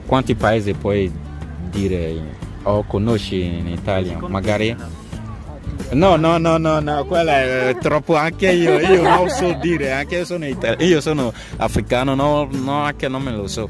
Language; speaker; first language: Italian; non-native, fluent; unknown